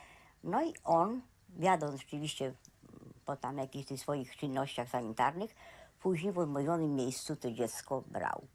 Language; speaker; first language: Polish; native; Polish